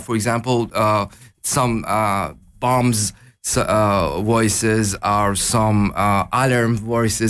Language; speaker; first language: English; non-native, learner; Persian